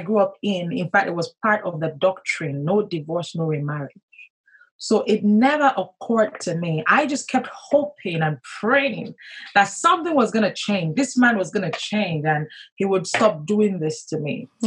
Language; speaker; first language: English; non-native, local second language; Yoruba